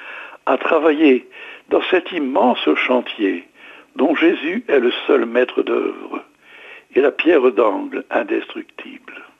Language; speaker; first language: French; native; French